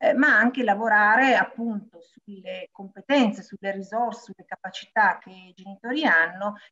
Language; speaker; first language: Italian; non-native, fluent; Arabic